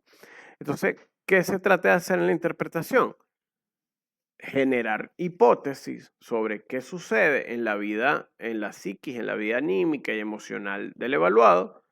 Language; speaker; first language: Spanish; native; Spanish